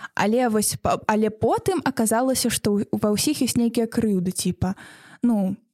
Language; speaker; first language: Belarusian; non-native, local second language; Russian